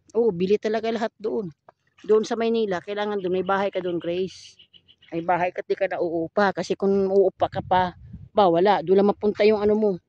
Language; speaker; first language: Filipino; non-native, local second language; Cebuano